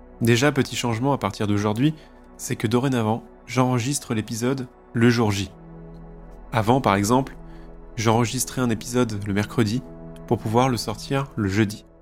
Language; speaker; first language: French; native; French